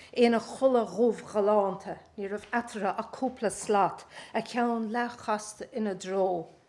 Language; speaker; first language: Irish; native; Irish